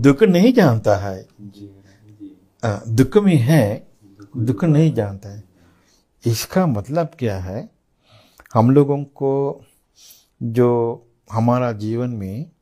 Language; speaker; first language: Hindi; non-native, fluent; Sinhala